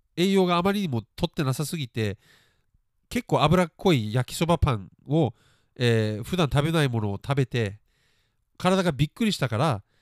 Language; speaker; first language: Japanese; early bilingual, other home language; English